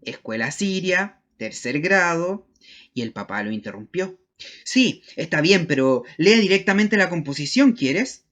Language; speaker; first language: Spanish; native; Spanish